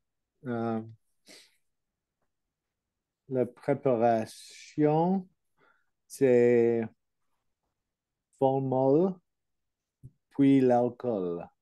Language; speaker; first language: French; non-native, learner; English